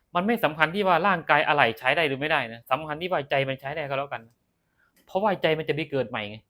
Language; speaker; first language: Thai; non-native, local second language; Northeastern Thai